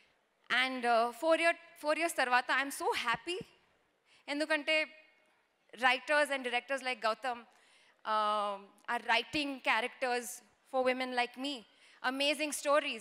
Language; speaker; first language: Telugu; non-native, learner; Kannada